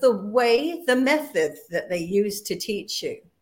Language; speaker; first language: English; native; English